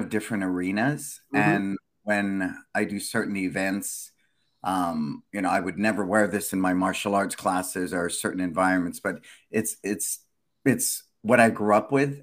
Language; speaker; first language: English; native; English